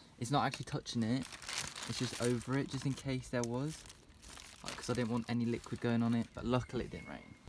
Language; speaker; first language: English; native; English